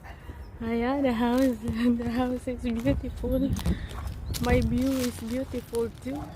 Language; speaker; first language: English; non-native, learner; Filipino